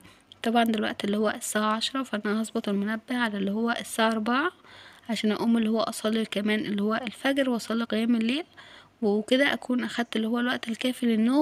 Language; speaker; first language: Arabic; native; Arabic